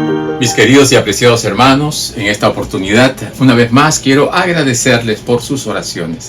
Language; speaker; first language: Spanish; native; Spanish